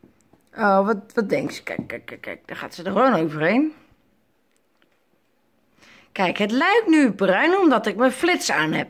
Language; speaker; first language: Dutch; native; Dutch